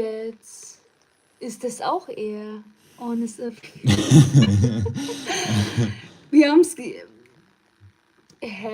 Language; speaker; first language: German; early bilingual, other home language; Turkish